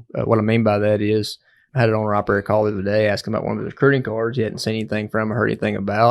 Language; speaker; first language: English; native; English